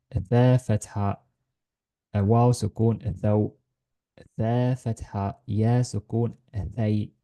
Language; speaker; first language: Arabic; non-native, fluent; Estonian